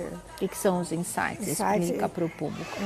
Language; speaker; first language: Portuguese; native; Portuguese